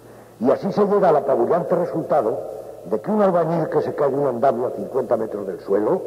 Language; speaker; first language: Spanish; native; Spanish